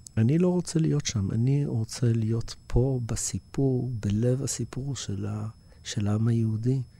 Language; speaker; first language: Hebrew; early bilingual, other home language; English